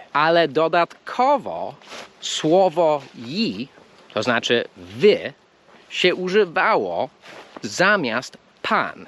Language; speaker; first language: Polish; non-native, fluent; English